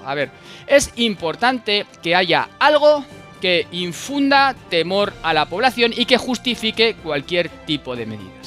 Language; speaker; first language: Spanish; native; Spanish